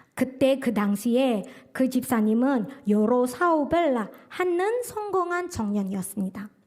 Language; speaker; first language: Korean; non-native, fluent; Indonesian